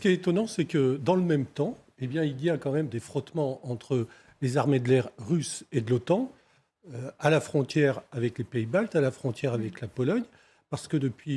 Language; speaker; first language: French; native; French